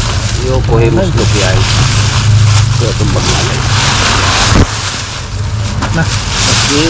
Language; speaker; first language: Spanish; non-native, learner; Filipino